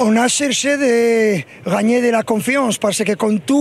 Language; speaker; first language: French; non-native, fluent; Spanish